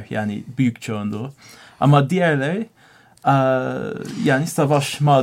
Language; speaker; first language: Turkish; non-native, learner; English